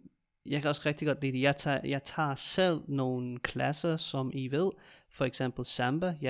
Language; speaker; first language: Danish; native; Danish